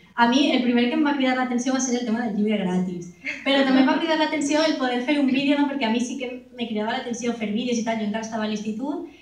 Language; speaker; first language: Catalan; non-native, local second language; Spanish